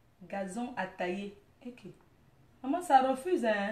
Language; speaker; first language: French; non-native, local second language; Lingala